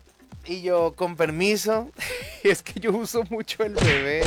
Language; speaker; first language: Spanish; native; Spanish